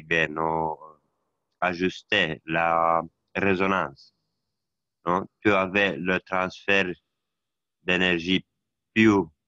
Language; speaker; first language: French; non-native, learner; Romanian